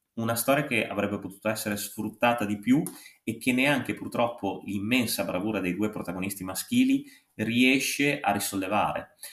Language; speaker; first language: Italian; native; Italian